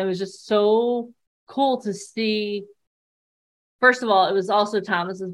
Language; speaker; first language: English; native; English